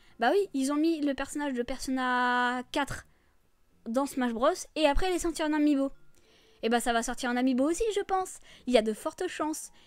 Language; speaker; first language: French; native; French